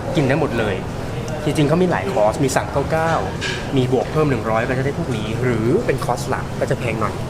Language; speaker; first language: Thai; native; Thai